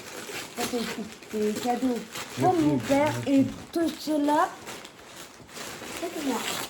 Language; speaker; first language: French; native; French